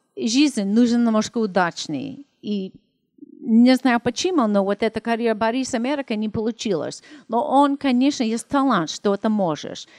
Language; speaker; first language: Russian; non-native, fluent; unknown